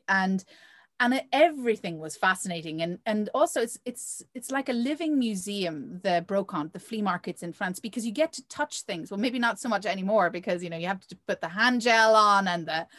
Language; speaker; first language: English; native; English